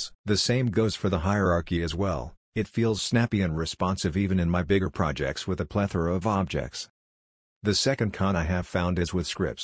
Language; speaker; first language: English; native; English